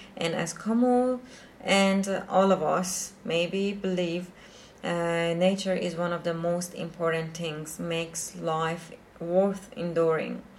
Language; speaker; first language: English; non-native, fluent; Persian